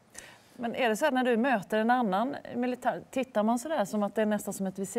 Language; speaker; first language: Swedish; native; Swedish